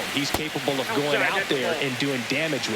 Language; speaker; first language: English; native; English